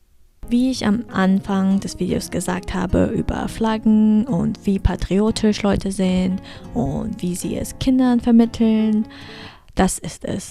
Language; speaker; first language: German; early bilingual, heritage; German